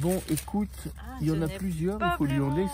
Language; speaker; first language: French; native; French